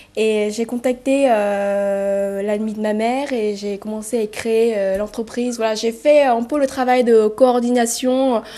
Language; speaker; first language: French; early bilingual, other home language; Vietnamese